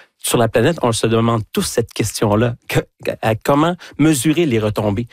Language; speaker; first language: French; native; French